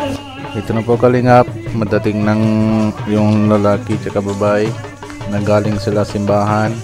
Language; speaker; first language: Filipino; early bilingual, heritage; Filipino